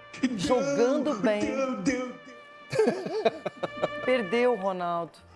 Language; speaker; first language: Portuguese; native; Portuguese